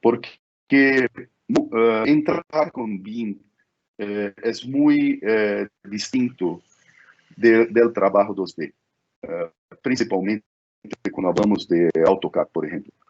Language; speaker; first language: Spanish; non-native, fluent; Portuguese